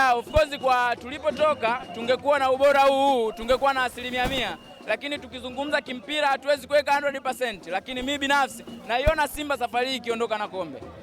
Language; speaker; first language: Swahili; native; Swahili